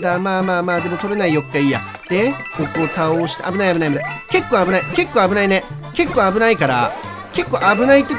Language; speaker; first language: Japanese; native; Japanese